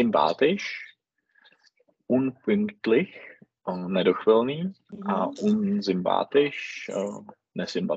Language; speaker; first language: German; non-native, learner; Czech